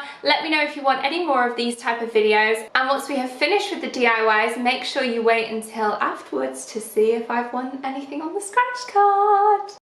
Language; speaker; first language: English; native; English